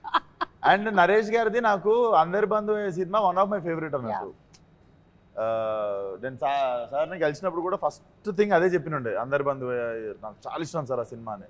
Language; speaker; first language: Telugu; native; Telugu